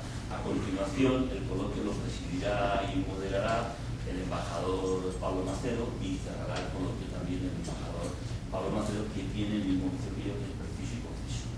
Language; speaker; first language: Spanish; native; Spanish